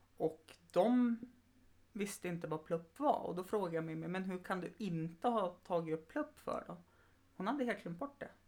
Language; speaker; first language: Swedish; native; Swedish